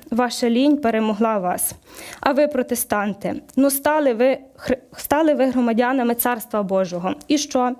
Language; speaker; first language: Ukrainian; native; Ukrainian